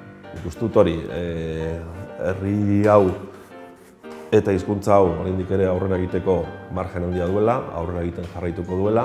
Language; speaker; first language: Basque; native; Basque